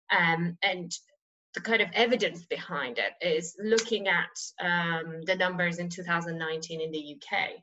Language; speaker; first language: English; non-native, fluent; Persian